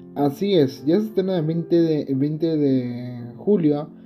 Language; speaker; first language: Spanish; native; Spanish